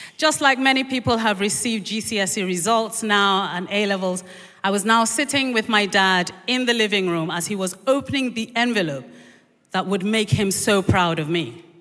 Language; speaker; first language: English; native; English